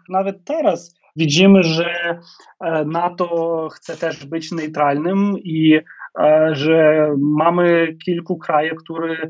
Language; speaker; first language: Polish; non-native, fluent; Ukrainian